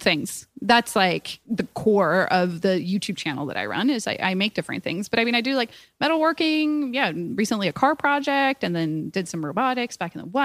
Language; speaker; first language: English; non-native, fluent; Swedish